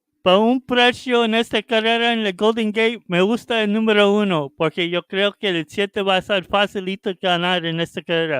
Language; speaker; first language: Spanish; early bilingual, heritage; Spanish